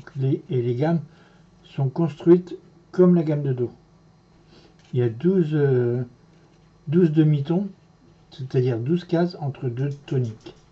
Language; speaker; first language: French; native; French